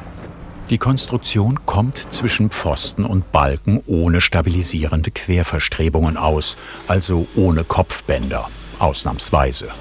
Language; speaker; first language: German; native; German